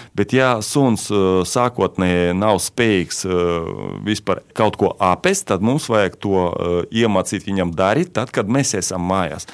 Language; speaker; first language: Latvian; non-native, local second language; Russian